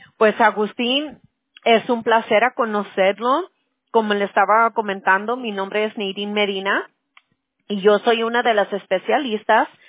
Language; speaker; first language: Spanish; early bilingual, other home language; English